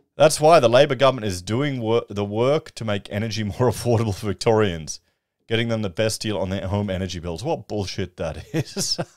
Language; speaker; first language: English; native; English